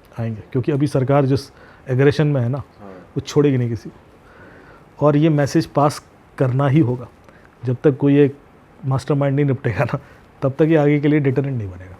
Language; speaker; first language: Hindi; native; Hindi